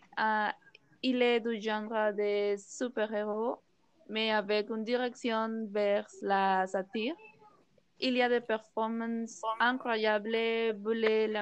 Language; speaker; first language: French; non-native, learner; Spanish